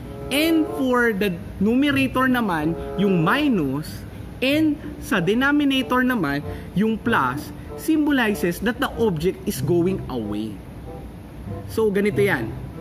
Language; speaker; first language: English; non-native, local second language; Filipino